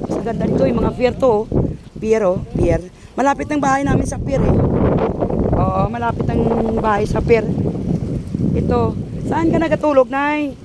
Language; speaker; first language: Filipino; non-native, local second language; Hiligaynon